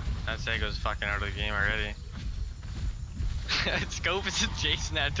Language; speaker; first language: English; native; English